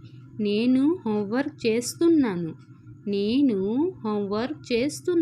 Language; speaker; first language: Telugu; non-native, local second language; Odia